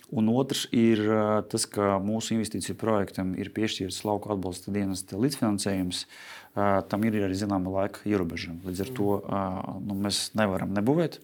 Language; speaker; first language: Latvian; non-native, local second language; Russian